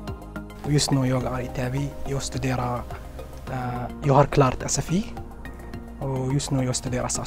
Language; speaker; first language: Swedish; non-native, learner; Arabic